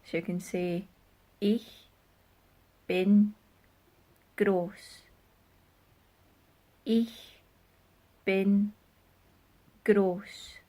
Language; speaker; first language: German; non-native, fluent; English